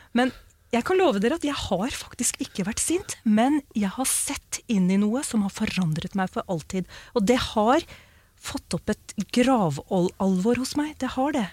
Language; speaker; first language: Norwegian; early bilingual, other home language; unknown